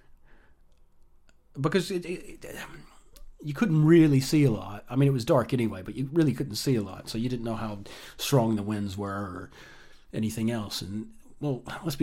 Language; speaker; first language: English; native; English